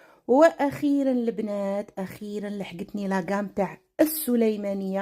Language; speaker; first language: Arabic; native; Arabic